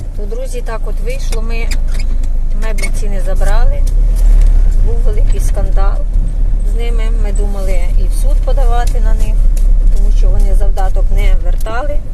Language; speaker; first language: Ukrainian; non-native, local second language; Russian